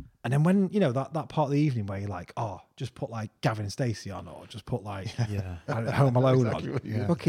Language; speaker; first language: English; native; English